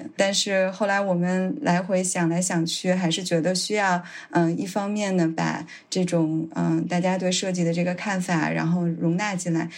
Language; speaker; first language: Chinese; native; Chinese